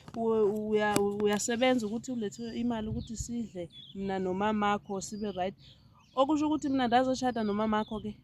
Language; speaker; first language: Zulu; non-native, local second language; Xhosa